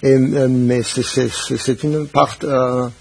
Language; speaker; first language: French; non-native, fluent; Spanish